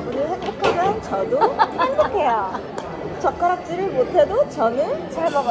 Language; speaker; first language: Korean; early bilingual, other home language; English